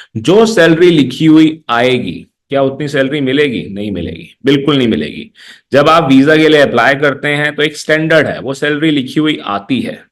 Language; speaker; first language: Hindi; native; Hindi